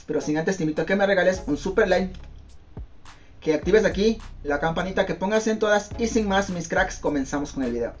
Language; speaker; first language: Spanish; native; Spanish